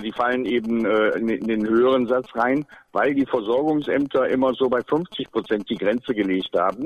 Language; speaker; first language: German; native; German